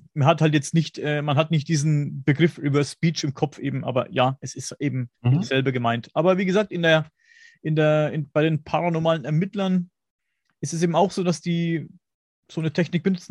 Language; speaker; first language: German; native; German